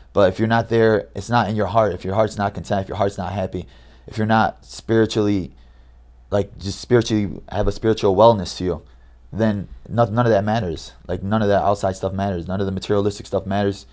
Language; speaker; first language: English; native; English